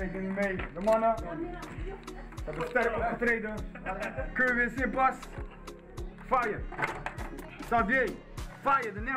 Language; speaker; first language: Dutch; native; Dutch